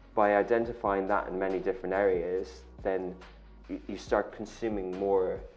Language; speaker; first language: English; native; English